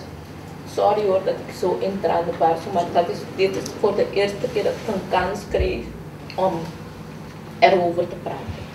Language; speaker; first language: Dutch; non-native, fluent; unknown